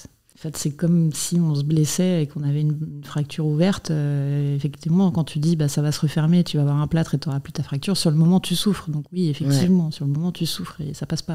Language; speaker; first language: French; native; French